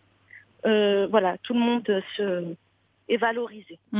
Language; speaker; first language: French; non-native, local second language; Arabic